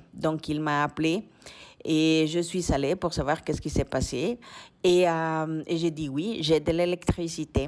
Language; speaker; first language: French; non-native, fluent; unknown